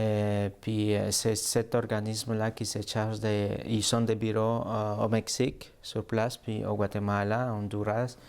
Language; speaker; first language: French; native; French